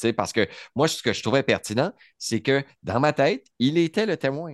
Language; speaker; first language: French; native; French